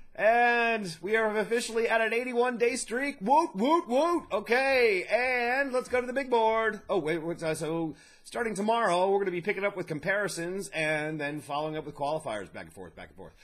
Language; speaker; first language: English; native; English